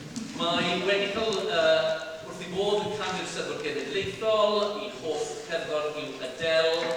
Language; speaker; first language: Welsh; native; Welsh